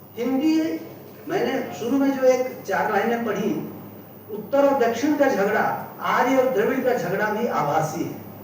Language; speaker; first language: Hindi; native; Hindi